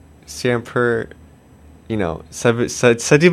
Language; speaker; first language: French; non-native, local second language; English